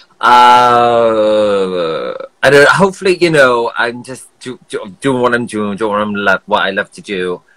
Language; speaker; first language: English; native; English